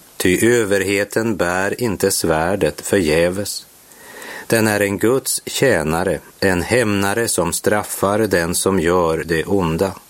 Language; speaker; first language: Swedish; native; Swedish